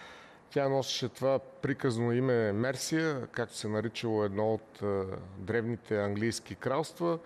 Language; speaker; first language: Bulgarian; native; Bulgarian